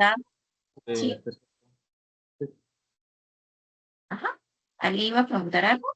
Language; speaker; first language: Spanish; native; Spanish